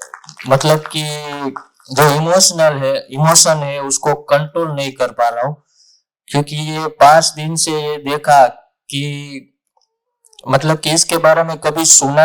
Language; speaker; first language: Hindi; non-native, local second language; Gujarati